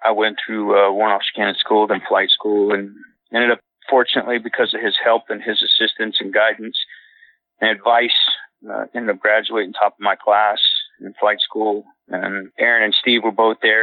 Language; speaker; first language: English; native; English